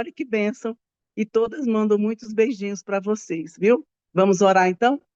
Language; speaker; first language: Portuguese; native; Portuguese